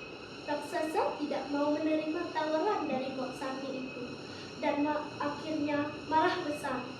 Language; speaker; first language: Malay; non-native, local second language; Balinese